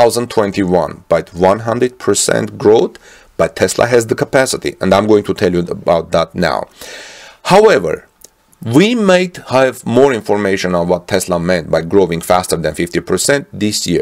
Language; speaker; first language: English; non-native, fluent; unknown